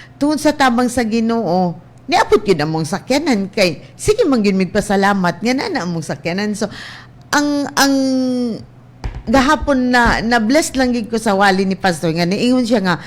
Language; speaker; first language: Cebuano; non-native, local second language; Hiligaynon